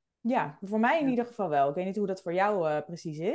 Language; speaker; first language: Dutch; native; Dutch